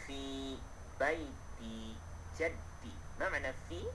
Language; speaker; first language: Arabic; non-native, fluent; Malay